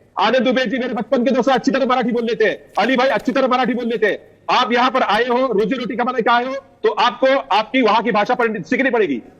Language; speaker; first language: Hindi; non-native, local second language; Marathi